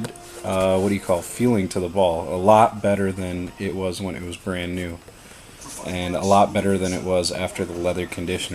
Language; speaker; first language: English; native; English